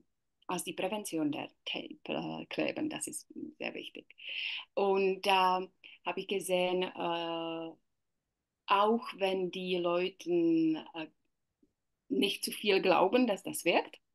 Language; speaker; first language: German; non-native, learner; Czech